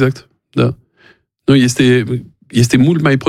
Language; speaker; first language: Romanian; non-native, learner; French